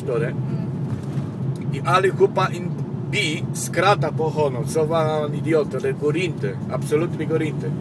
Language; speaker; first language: Swedish; non-native, local second language; Polish